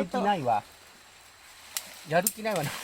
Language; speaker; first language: Japanese; native; Japanese